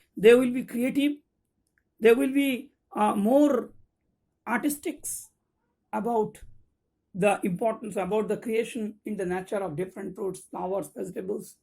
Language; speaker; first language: English; non-native, local second language; Bangla